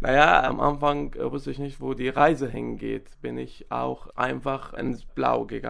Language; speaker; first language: German; non-native, fluent; Arabic